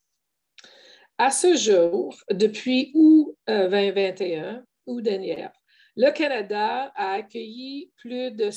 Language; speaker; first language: French; native; French